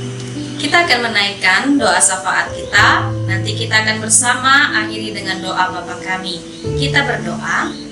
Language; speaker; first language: Indonesian; native; Indonesian